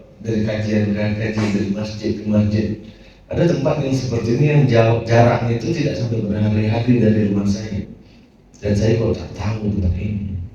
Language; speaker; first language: Indonesian; native; Indonesian